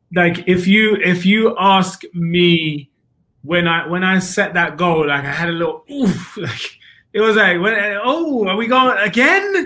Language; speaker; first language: English; native; English